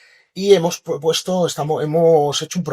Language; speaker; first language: Spanish; native; Spanish